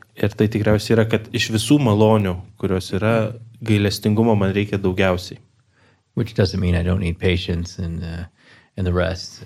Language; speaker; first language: Lithuanian; native; Lithuanian